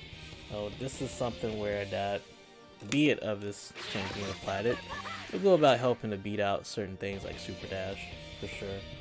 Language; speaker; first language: English; native; English